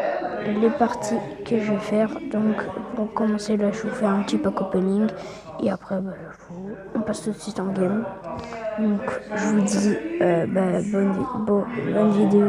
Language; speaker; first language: French; native; French